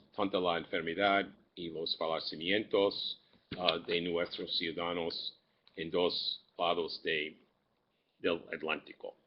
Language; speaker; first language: Spanish; non-native, fluent; English